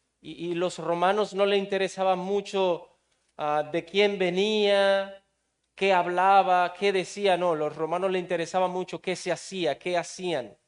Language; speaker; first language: Spanish; native; Spanish